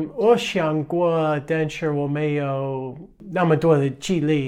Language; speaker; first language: Chinese; non-native, fluent; English